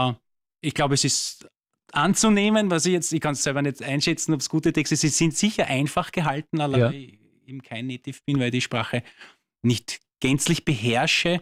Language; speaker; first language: German; native; German